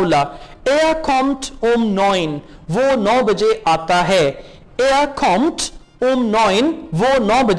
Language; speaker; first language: German; non-native, fluent; Urdu